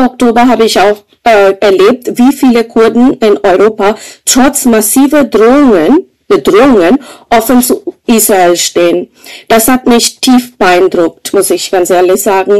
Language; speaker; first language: German; non-native, fluent; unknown